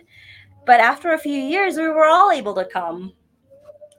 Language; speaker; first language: English; non-native, local second language; Bikol